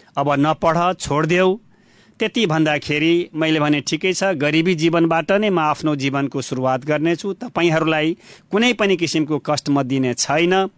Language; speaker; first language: Nepali; non-native, local second language; Bhojpuri